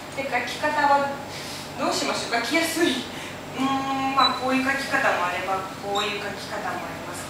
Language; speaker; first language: Japanese; non-native, fluent; Ukrainian